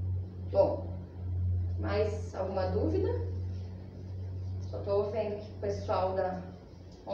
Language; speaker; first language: Portuguese; native; Portuguese